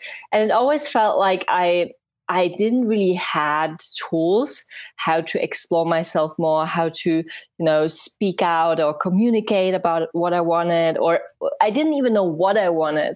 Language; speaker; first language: English; non-native, fluent; German